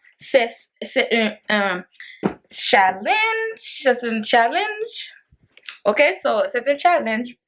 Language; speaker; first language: French; non-native, learner; Haitian Creole